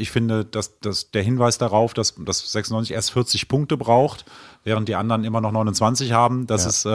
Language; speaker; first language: German; native; German